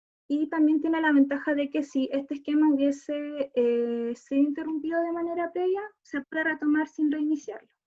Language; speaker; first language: Spanish; native; Spanish